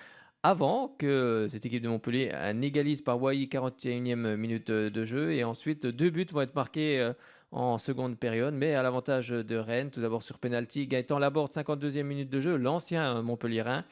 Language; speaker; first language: French; native; French